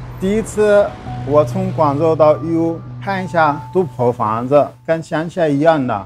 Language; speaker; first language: Chinese; non-native, learner; Arabic